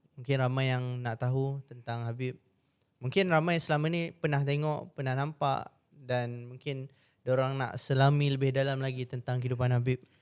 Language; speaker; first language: Malay; native; Malay